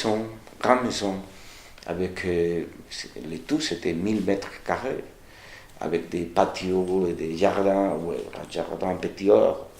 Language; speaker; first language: French; non-native, fluent; Spanish